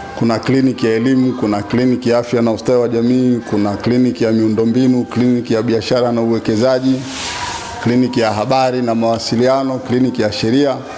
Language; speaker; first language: Swahili; native; Swahili